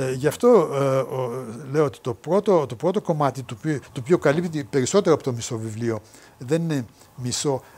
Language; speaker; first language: Greek; native; Greek